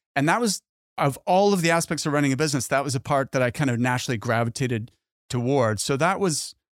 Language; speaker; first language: English; native; English